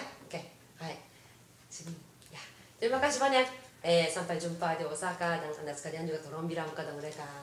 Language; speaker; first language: Indonesian; non-native, fluent; Japanese